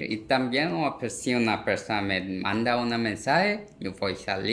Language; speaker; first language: Spanish; non-native, learner; Korean